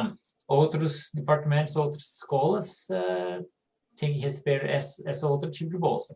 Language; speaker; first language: Portuguese; non-native, fluent; English